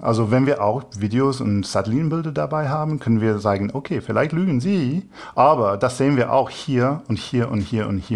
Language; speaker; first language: German; non-native, fluent; English